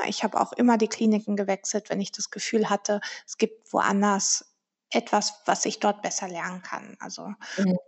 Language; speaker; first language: German; early bilingual, heritage; German